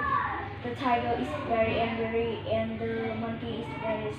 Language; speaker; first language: English; non-native, learner; Vietnamese